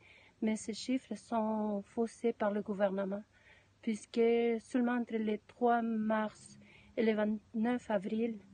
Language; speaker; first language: French; non-native, fluent; Spanish